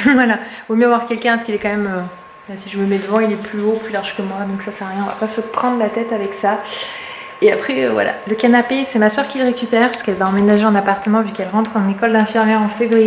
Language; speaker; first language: French; native; French